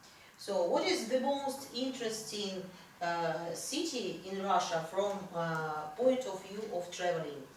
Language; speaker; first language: English; non-native, fluent; Russian